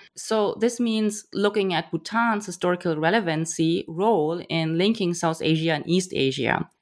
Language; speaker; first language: English; non-native, fluent; German